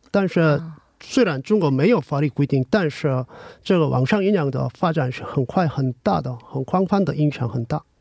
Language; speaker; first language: Chinese; non-native, learner; Korean